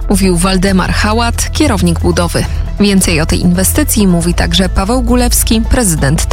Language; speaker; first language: Polish; native; Polish